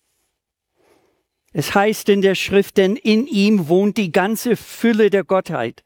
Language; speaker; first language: German; non-native, fluent; English